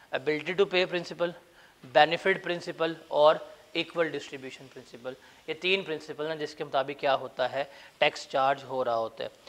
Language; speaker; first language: Urdu; non-native, local second language; Punjabi